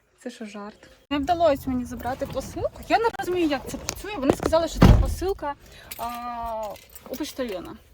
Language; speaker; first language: Ukrainian; native; Ukrainian